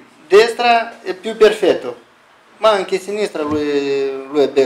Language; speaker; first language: Italian; non-native, learner; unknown